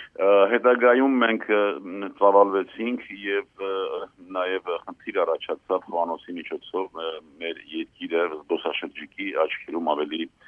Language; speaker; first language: Armenian; native; Armenian